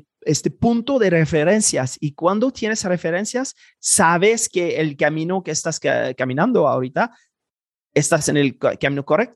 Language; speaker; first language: Spanish; non-native, fluent; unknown